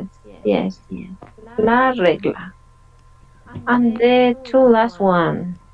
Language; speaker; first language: English; non-native, fluent; Spanish